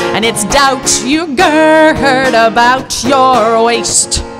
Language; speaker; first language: English; native; English